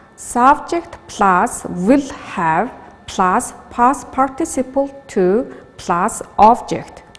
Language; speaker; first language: English; non-native, learner; Mongolian